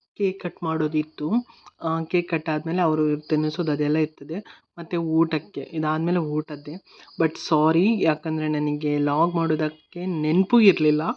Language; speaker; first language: Kannada; non-native, local second language; Tulu